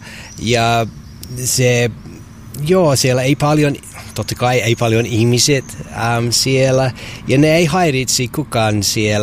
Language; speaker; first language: Finnish; non-native, learner; English